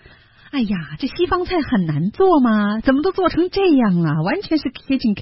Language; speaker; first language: Chinese; native; Chinese